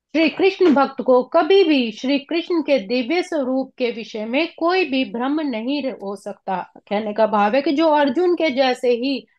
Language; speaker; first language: Hindi; non-native, local second language; Punjabi